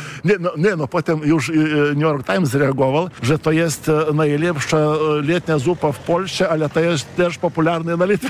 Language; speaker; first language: Polish; non-native, fluent; Lithuanian